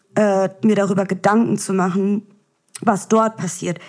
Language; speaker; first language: German; early bilingual, other home language; Russian